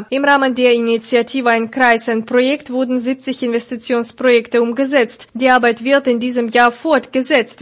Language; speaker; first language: German; non-native, fluent; Russian